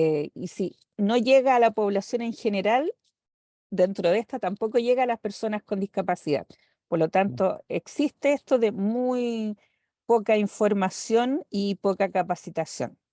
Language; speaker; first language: Spanish; native; Spanish